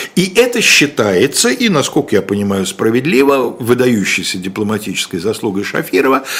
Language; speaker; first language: Russian; native; Russian